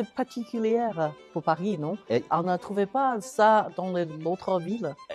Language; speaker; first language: French; non-native, learner; Chinese